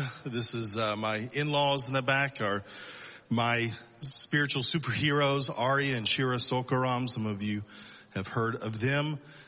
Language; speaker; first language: English; native; English